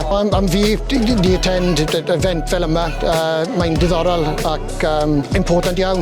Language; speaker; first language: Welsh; non-native, learner; English